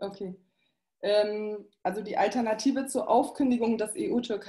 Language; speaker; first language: German; native; German